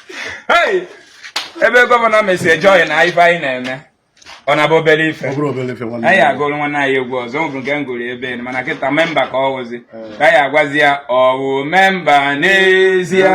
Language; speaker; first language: Igbo; native; Igbo